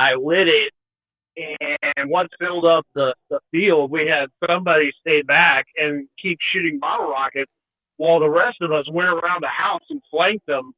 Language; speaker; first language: English; native; English